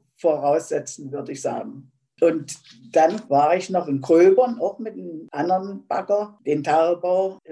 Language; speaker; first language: German; native; German